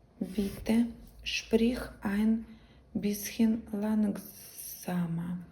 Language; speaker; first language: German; non-native, learner; Ukrainian